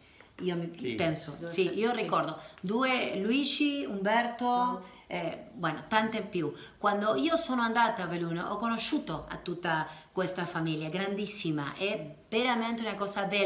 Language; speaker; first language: Italian; non-native, learner; Spanish